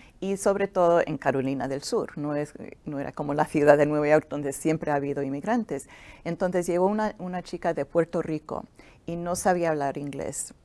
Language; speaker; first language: Spanish; non-native, fluent; English